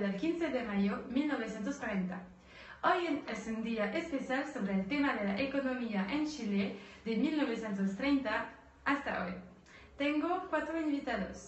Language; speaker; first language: Spanish; non-native, learner; French